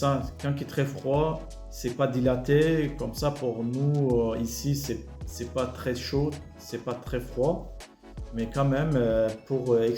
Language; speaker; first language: French; non-native, learner; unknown